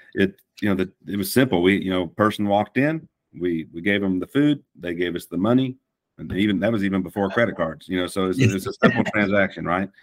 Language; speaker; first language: English; native; English